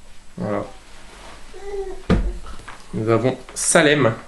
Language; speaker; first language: French; native; French